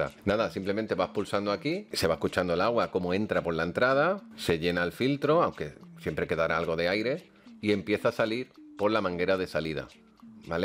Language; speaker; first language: Spanish; native; Spanish